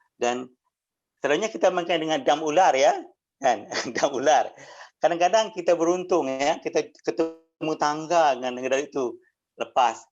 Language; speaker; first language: Malay; native; Malay